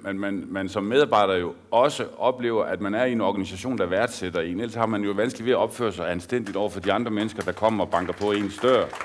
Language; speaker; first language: Danish; native; Danish